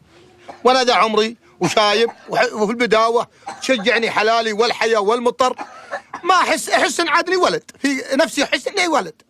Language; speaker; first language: Arabic; native; Arabic